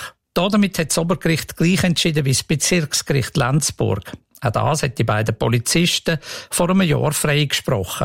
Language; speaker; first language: German; native; German